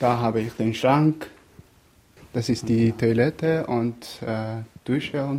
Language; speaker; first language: German; non-native, learner; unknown